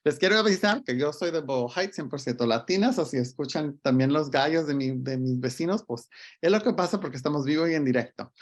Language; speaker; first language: Spanish; early bilingual, other home language; English